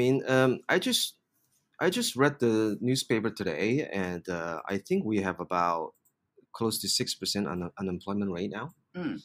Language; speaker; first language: English; non-native, local second language; Cantonese